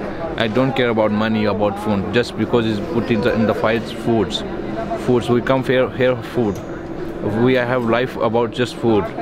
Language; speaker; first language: English; non-native, learner; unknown